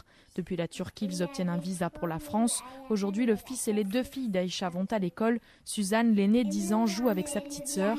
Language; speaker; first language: French; native; French